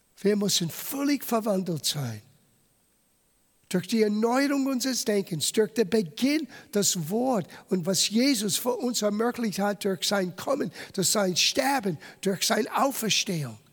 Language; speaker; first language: German; non-native, fluent; English